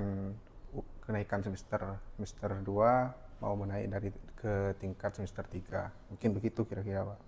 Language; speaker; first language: Indonesian; non-native, local second language; Madurese